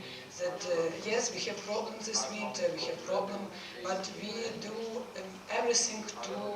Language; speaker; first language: English; non-native, learner; Ukrainian